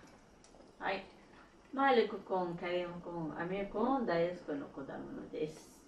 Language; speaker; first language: Japanese; non-native, learner; Arabic